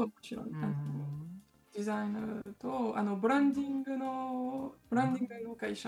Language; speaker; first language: Japanese; non-native, learner; French